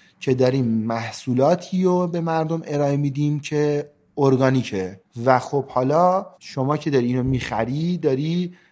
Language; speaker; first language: Persian; native; Persian